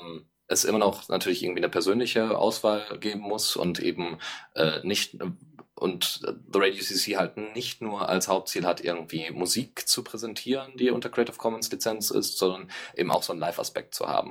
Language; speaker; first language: German; native; German